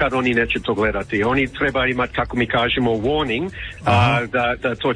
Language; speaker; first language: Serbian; early bilingual, heritage; English